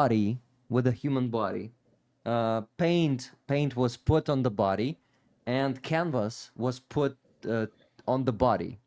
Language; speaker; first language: English; non-native, fluent; Ukrainian